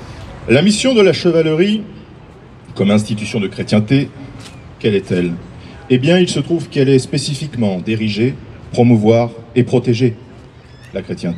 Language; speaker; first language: French; native; French